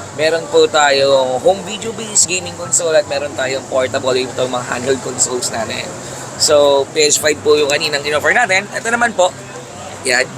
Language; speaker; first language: Filipino; native; Filipino